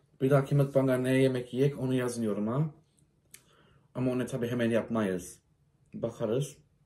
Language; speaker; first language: Turkish; early bilingual, heritage; Turkish